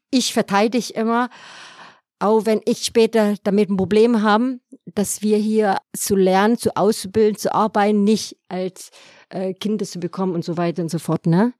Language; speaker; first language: German; non-native, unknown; Vietnamese